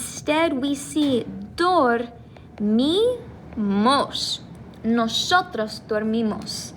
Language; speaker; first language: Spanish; non-native, fluent; English